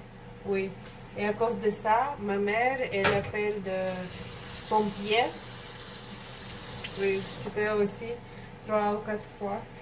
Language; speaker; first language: French; non-native, learner; Russian